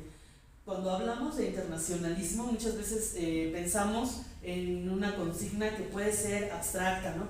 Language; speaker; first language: Spanish; native; Spanish